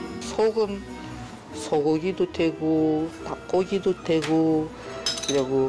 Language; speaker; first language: Korean; non-native, learner; Russian